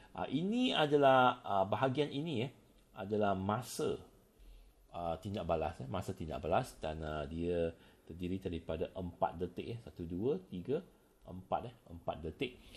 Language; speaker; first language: Malay; non-native, local second language; Chinese